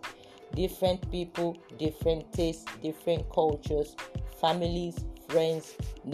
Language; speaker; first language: English; non-native, local second language; Yoruba